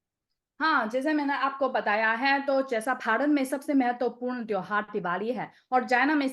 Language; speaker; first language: Hindi; non-native, fluent; Chinese